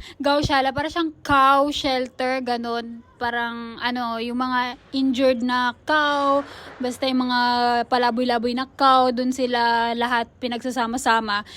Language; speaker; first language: Filipino; native; Filipino